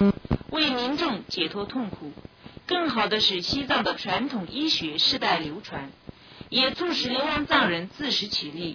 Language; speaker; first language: Chinese; native; Chinese